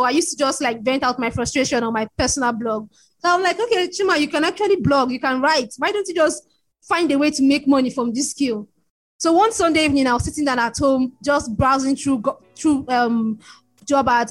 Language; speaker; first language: English; non-native, local second language; Igbo